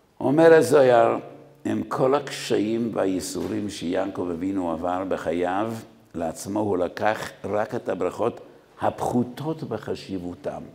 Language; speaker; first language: Hebrew; non-native, fluent; Yiddish